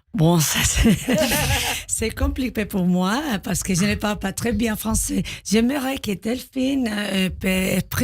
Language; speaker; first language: French; non-native, learner; Spanish